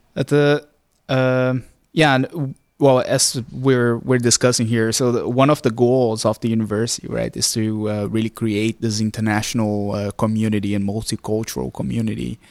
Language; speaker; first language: English; non-native, fluent; Portuguese